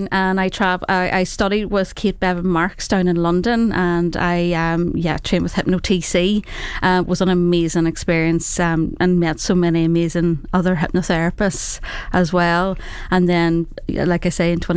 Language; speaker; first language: English; native; English